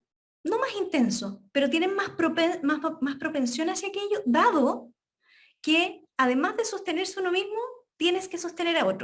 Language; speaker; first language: Spanish; native; Spanish